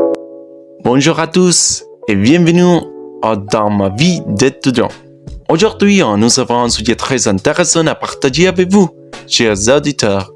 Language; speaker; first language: French; non-native, learner; Spanish